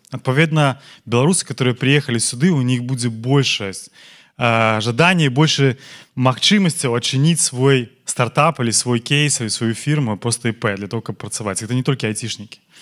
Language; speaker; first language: Belarusian; non-native, local second language; Russian